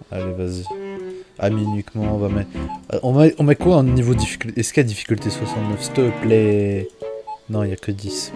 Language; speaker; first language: French; native; French